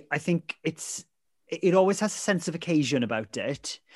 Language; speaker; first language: English; non-native, local second language; Welsh